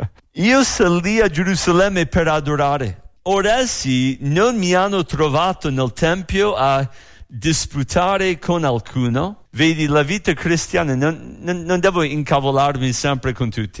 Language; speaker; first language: Italian; non-native, fluent; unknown